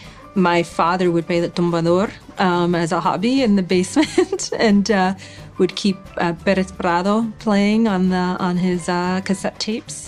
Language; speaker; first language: English; native; English